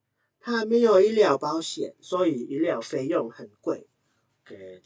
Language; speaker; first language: Chinese; non-native, fluent; Indonesian